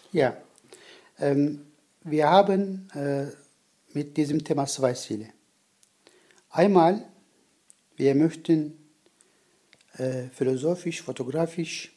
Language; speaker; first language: German; non-native, learner; Turkish